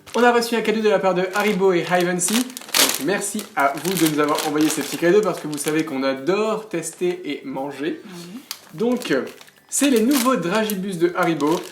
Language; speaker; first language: French; native; French